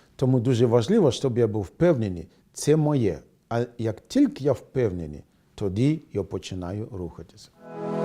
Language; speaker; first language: Ukrainian; non-native, fluent; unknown